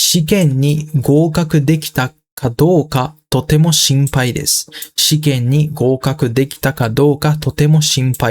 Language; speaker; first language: Japanese; non-native, fluent; Sinhala